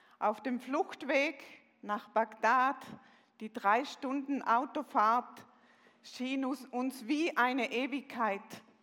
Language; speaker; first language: German; native; German